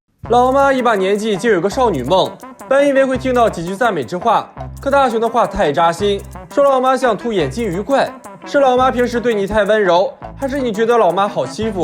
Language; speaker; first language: Chinese; native; Chinese